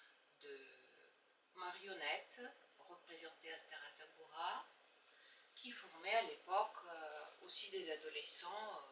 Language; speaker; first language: French; non-native, fluent; Bulgarian